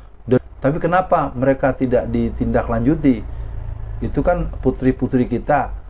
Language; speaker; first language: Indonesian; native; Indonesian